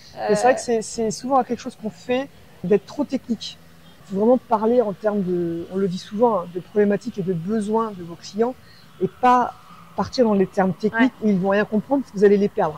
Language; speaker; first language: French; native; French